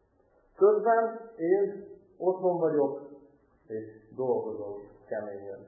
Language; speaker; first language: Hungarian; native; Hungarian